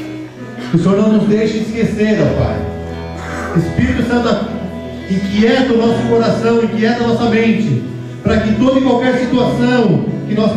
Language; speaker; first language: Portuguese; native; Portuguese